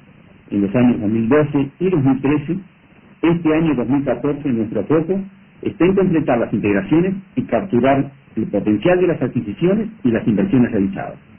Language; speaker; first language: Spanish; native; Spanish